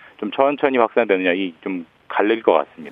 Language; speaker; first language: Korean; native; Korean